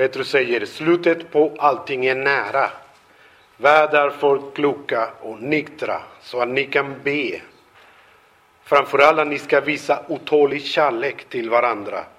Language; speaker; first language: Swedish; non-native, fluent; Spanish